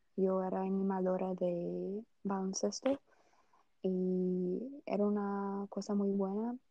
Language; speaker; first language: Spanish; non-native, learner; Portuguese